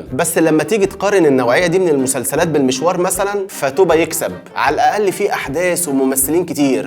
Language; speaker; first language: Arabic; native; Arabic